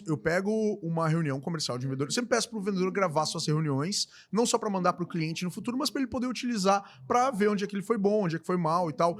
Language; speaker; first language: Portuguese; native; Portuguese